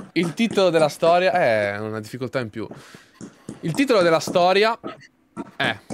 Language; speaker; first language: Italian; native; Italian